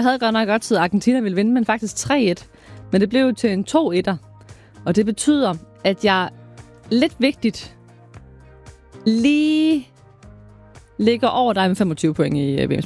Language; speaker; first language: Danish; native; Danish